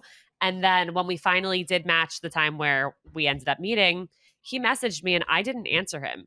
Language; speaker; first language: English; native; English